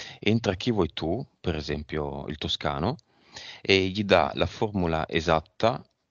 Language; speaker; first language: Italian; native; Italian